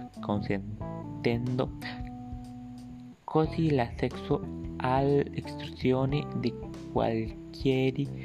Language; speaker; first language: Italian; non-native, learner; Spanish